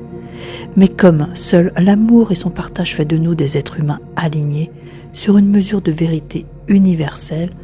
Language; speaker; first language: French; native; French